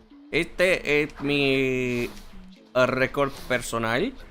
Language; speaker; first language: Spanish; non-native, fluent; English